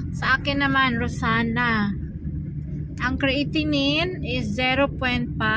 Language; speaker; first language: Filipino; non-native, local second language; Cebuano